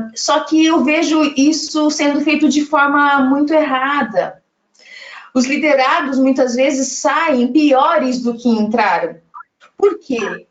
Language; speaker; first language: Portuguese; native; Portuguese